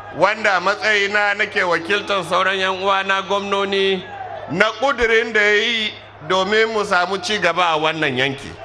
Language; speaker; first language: Hausa; native; Hausa